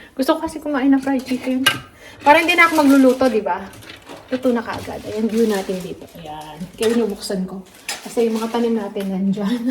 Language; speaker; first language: Filipino; native; Filipino